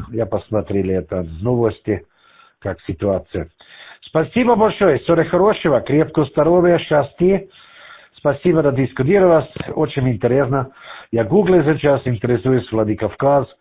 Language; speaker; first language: Russian; non-native, learner; German